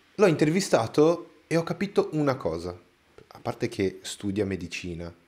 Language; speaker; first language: Italian; non-native, fluent; Portuguese